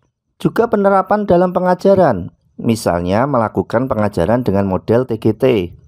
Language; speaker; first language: Indonesian; non-native, local second language; Javanese